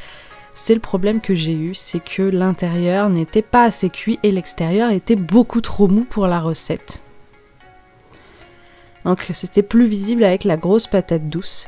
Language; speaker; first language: French; native; French